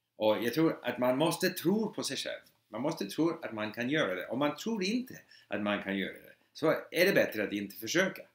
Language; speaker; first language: Swedish; non-native, fluent; English